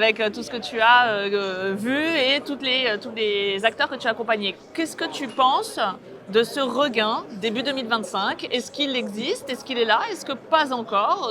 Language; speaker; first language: French; native; French